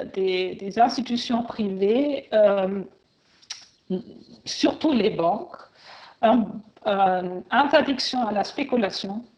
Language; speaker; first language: French; non-native, fluent; German